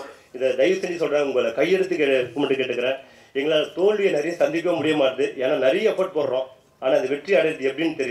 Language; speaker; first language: Tamil; native; Tamil